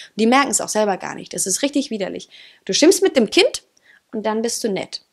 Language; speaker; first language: German; non-native, fluent; Danish